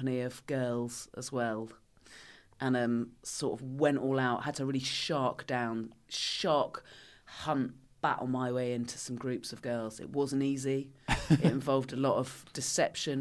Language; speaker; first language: English; native; English